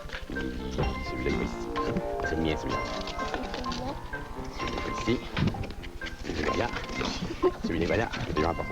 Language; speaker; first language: French; native; French